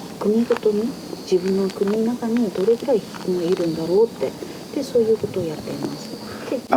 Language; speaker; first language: Japanese; non-native, fluent; Chinese